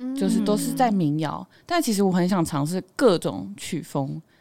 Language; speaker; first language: Chinese; non-native, local second language; Hakka Chinese